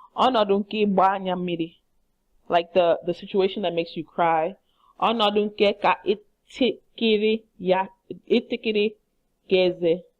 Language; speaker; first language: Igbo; non-native, learner; English